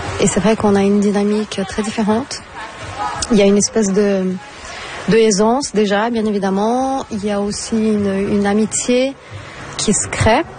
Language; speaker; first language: French; non-native, fluent; Portuguese